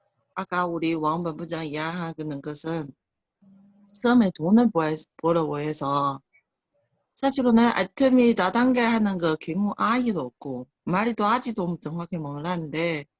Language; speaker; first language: Korean; non-native, learner; Chinese